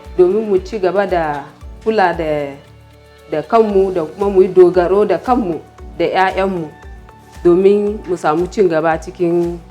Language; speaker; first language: Hausa; non-native, local second language; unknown